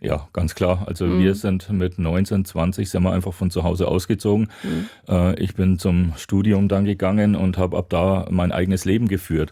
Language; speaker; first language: German; native; German